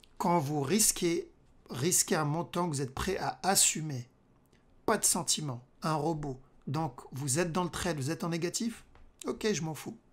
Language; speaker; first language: French; native; French